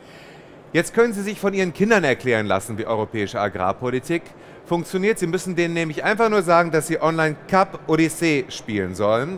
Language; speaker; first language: German; native; German